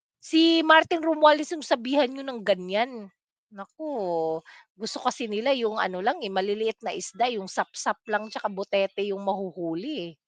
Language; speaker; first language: Filipino; non-native, local second language; Cebuano